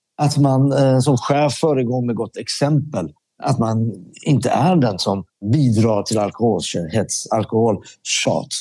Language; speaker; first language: Swedish; early bilingual, other home language; Persian